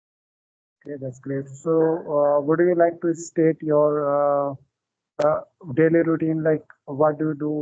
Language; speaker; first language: English; non-native, local second language; Hindi